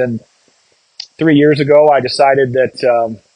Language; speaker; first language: English; native; English